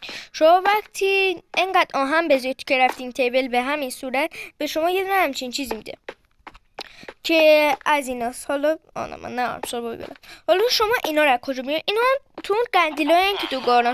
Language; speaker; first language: Persian; native; Persian